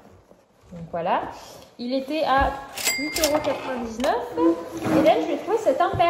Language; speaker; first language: French; native; French